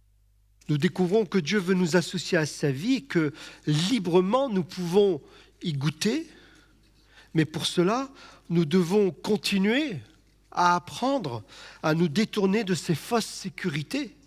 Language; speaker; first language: French; native; French